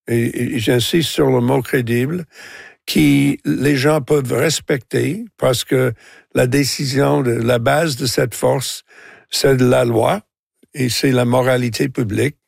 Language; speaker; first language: French; non-native, local second language; English